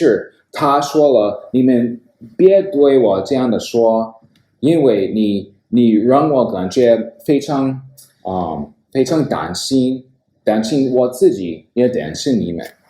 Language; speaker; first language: Chinese; non-native, fluent; English